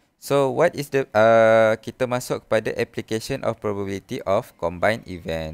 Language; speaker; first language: English; non-native, local second language; Malay